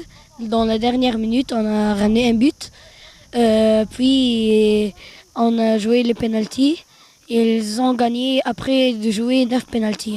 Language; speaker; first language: French; non-native, fluent; Arabic